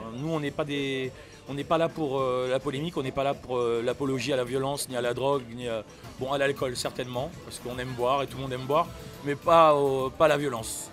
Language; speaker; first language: French; native; French